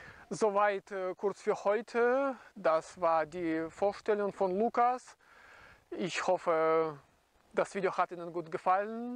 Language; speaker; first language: German; non-native, fluent; Russian